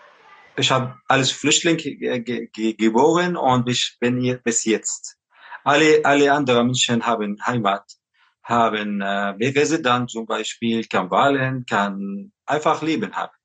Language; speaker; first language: German; non-native, learner; Arabic